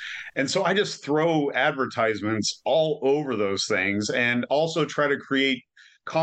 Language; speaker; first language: English; native; English